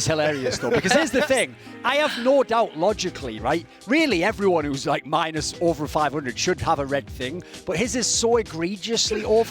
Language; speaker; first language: English; native; English